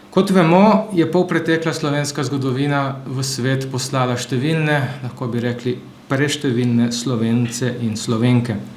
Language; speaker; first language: Slovenian; native; Slovenian